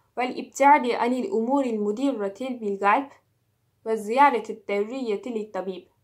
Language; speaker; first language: Arabic; non-native, learner; Turkish